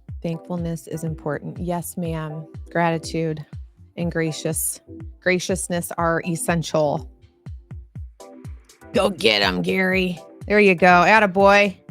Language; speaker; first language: English; native; English